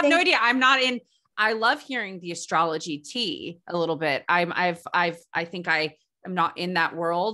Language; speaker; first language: English; native; English